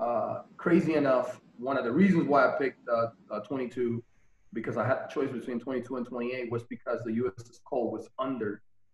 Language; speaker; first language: English; non-native, fluent; Spanish